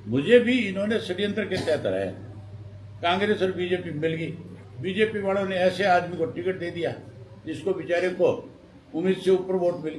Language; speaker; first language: Hindi; native; Hindi